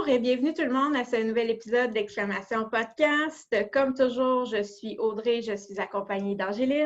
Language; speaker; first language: French; native; French